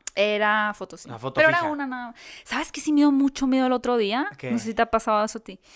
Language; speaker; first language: Spanish; native; Spanish